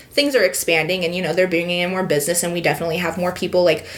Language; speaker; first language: English; native; English